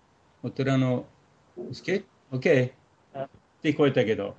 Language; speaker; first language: Japanese; native; Japanese